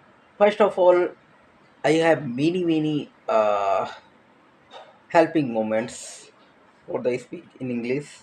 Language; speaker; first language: English; non-native, learner; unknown